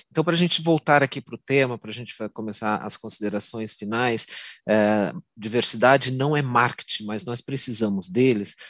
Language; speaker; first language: Portuguese; native; Portuguese